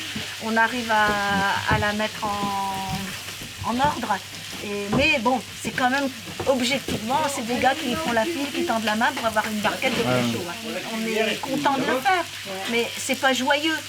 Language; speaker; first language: French; native; French